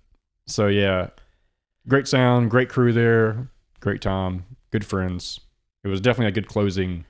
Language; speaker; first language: English; native; English